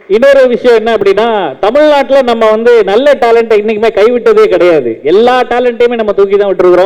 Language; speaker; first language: Tamil; native; Tamil